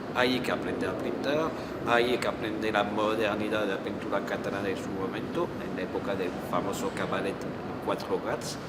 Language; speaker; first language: Spanish; non-native, fluent; French